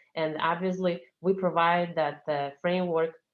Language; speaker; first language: English; non-native, fluent; Russian